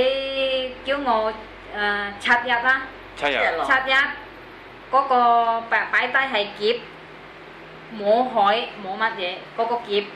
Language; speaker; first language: Chinese; non-native, learner; Indonesian